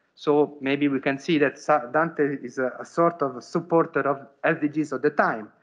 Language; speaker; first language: English; non-native, fluent; Italian